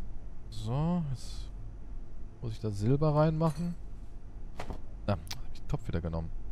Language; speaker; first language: German; native; German